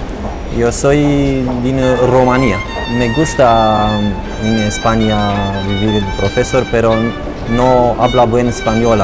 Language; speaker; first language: Spanish; non-native, learner; Romanian